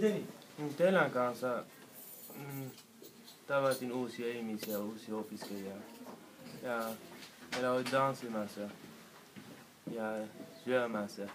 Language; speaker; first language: Finnish; non-native, learner; Central Kurdish